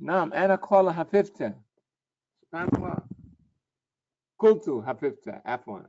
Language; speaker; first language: Arabic; non-native, learner; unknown